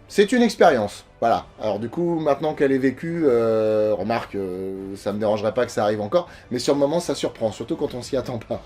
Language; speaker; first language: French; native; French